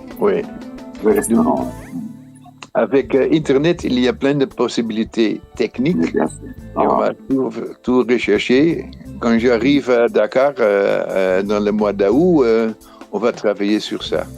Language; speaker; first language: French; non-native, fluent; Dutch